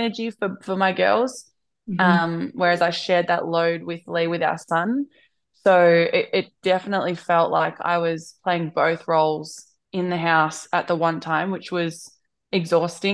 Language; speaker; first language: English; native; English